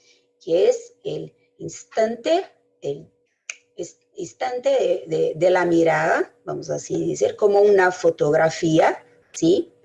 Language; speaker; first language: Spanish; non-native, fluent; Portuguese